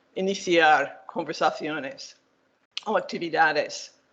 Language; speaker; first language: Spanish; non-native, learner; English